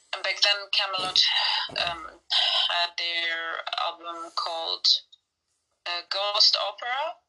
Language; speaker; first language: English; non-native, fluent; Turkish